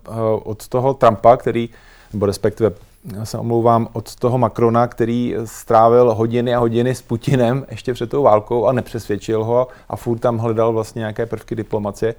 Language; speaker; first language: Czech; native; Czech